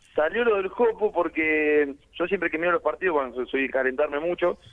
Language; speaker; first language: Spanish; native; Spanish